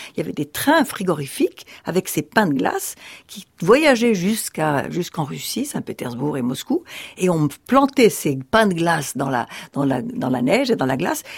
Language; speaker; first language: French; early bilingual, other home language; Russian